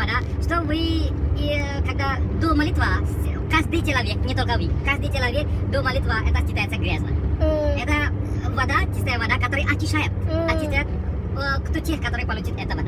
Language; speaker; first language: Russian; non-native, learner; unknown